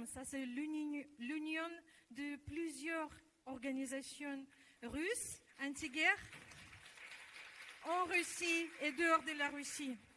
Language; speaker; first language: French; non-native, learner; Russian